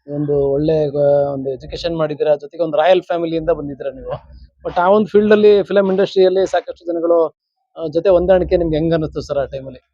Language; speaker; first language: Kannada; native; Kannada